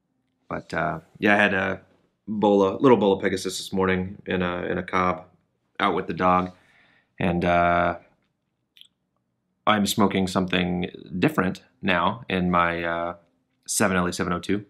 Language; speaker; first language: English; native; English